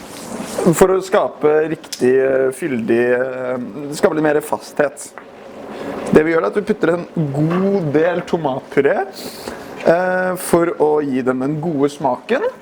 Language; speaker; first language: Norwegian; native; Norwegian